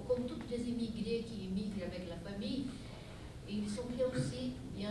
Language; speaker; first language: French; non-native, fluent; Portuguese